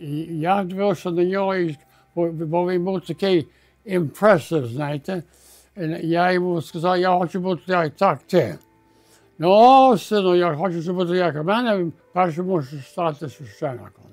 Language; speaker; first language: Ukrainian; early bilingual, heritage; Ukrainian